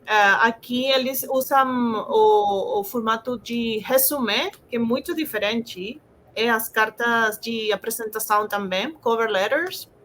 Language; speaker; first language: Portuguese; non-native, fluent; Spanish